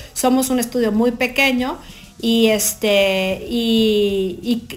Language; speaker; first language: Spanish; native; Spanish